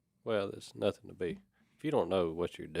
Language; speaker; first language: English; native; English